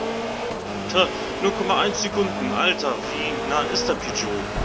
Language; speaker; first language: German; native; German